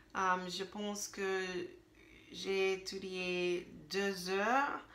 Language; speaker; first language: French; non-native, learner; English